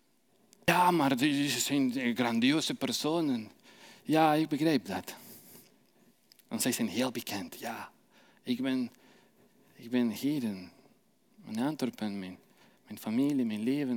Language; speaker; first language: Dutch; non-native, fluent; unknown